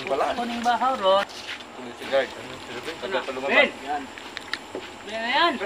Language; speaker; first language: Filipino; non-native, local second language; Cebuano